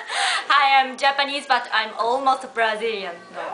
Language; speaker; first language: English; non-native, learner; Japanese